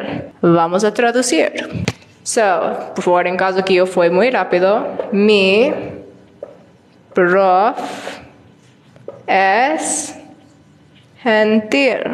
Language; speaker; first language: Spanish; non-native, learner; English